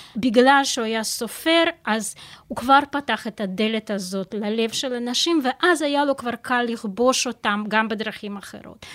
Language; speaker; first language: Hebrew; non-native, fluent; Russian